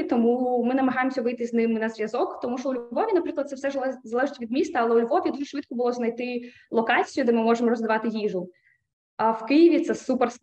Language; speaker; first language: Ukrainian; native; Ukrainian